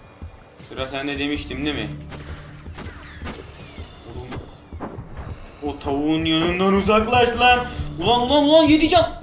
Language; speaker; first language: Turkish; native; Turkish